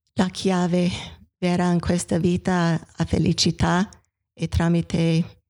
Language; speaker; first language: Italian; non-native, fluent; English